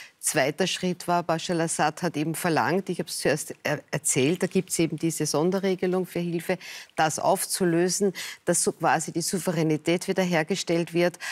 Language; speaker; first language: German; native; German